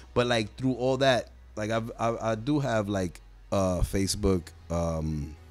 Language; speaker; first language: English; native; English